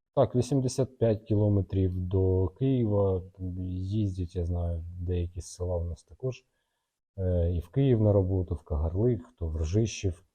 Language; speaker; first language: Ukrainian; non-native, local second language; Russian